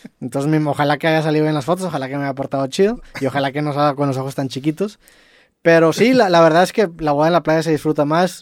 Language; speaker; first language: Spanish; native; Spanish